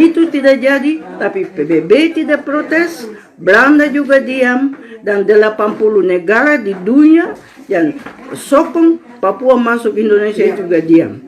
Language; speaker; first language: Indonesian; non-native, local second language; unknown